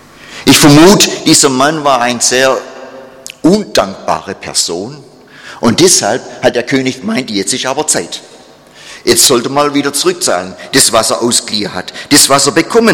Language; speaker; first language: German; non-native, fluent; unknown